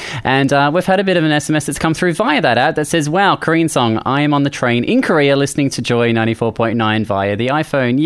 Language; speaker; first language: English; native; English